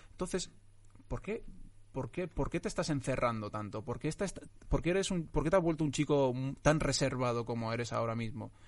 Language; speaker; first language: Spanish; early bilingual, other home language; Arabic